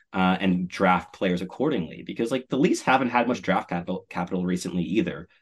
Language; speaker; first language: English; native; English